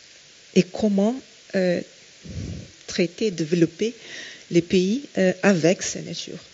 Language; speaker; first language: French; non-native, fluent; Portuguese